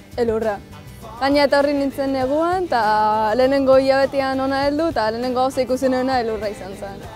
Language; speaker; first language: Basque; non-native, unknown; Arabic